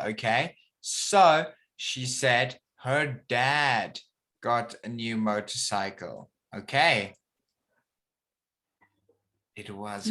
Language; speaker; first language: English; non-native, fluent; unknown